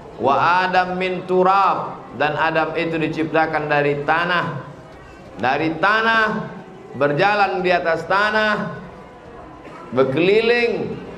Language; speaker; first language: Indonesian; native; Indonesian